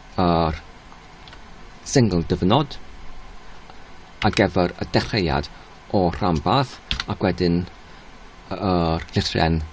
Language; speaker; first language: Welsh; non-native, learner; English